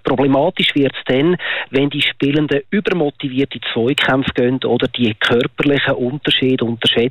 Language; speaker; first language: German; native; German